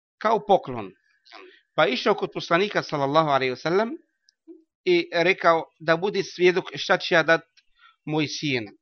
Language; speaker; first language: Bosnian; non-native, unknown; Arabic